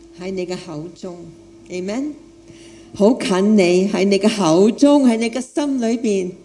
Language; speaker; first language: Chinese; non-native, fluent; English